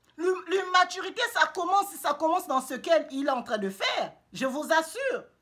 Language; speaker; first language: French; non-native, local second language; Lingala